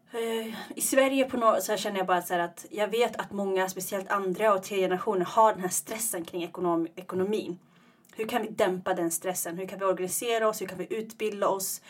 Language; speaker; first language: Swedish; early bilingual, other home language; Tigrinya